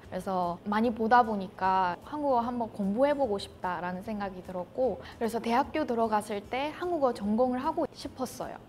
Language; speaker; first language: Korean; non-native, fluent; Burmese